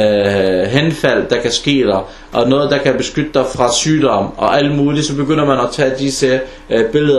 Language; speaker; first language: Danish; non-native, fluent; Arabic